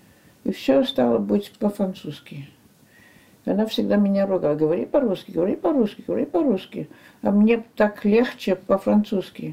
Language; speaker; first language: Russian; early bilingual, heritage; French